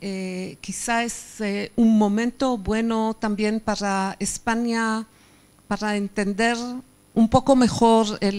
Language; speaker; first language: Spanish; non-native, fluent; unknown